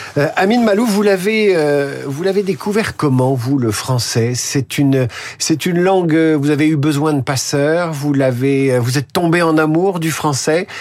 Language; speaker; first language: French; native; French